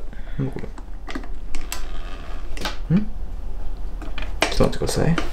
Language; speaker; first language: Japanese; native; Japanese